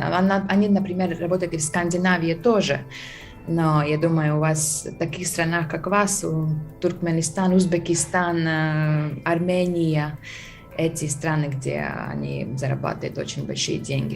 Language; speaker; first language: Russian; non-native, fluent; Latvian